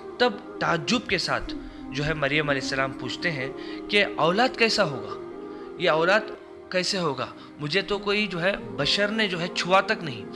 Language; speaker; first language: Urdu; native; Urdu